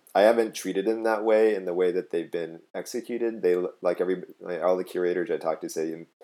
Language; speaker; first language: English; native; English